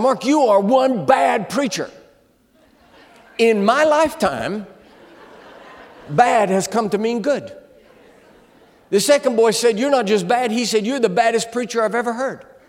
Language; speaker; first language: English; native; English